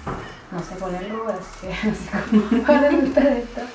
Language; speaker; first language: Spanish; native; Spanish